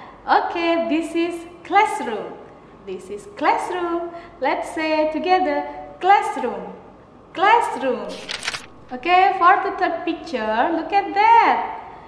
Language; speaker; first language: English; non-native, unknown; Indonesian